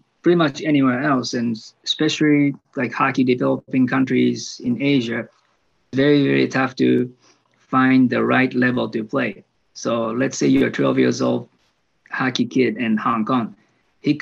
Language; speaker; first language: English; non-native, fluent; Japanese